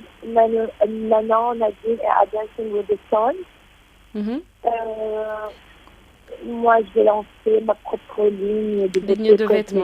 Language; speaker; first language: French; non-native, fluent; Arabic